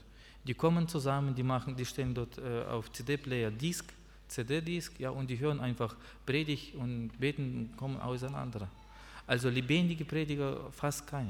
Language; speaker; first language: German; non-native, learner; Russian